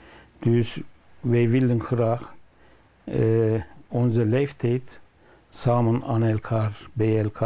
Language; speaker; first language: Dutch; non-native, learner; Turkish